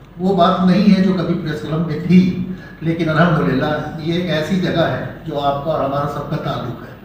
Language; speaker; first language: Urdu; native; Urdu